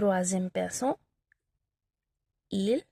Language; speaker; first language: French; non-native, learner; Filipino